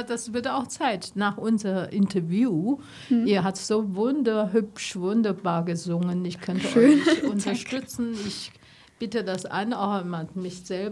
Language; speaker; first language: German; non-native, learner; Chinese